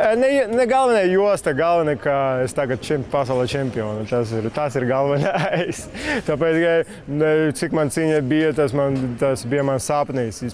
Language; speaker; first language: Latvian; non-native, local second language; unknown